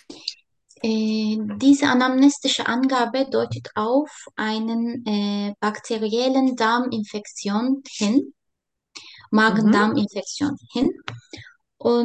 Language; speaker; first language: German; non-native, learner; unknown